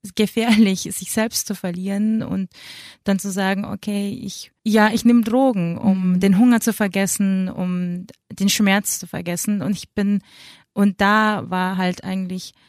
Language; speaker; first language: German; early bilingual, other home language; Filipino